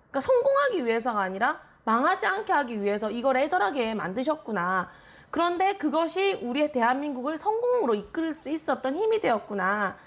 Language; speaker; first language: Korean; native; Korean